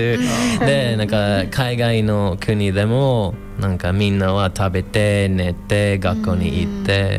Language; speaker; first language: Japanese; non-native, fluent; English